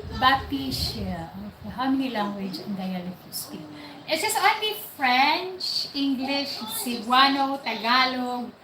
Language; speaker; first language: English; non-native, local second language; Cebuano